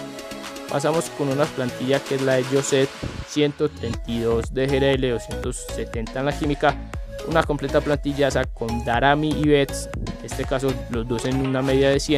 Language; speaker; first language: Spanish; native; Spanish